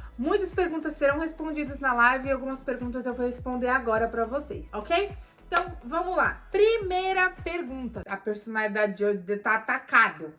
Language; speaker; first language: Portuguese; native; Portuguese